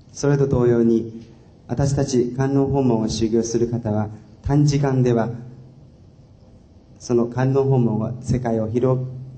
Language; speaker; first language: Japanese; non-native, fluent; Chinese